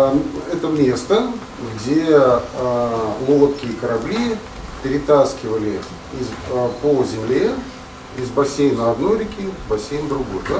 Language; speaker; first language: Russian; native; Russian